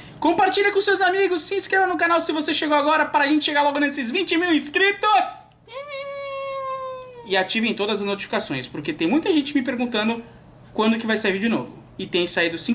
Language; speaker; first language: Portuguese; native; Portuguese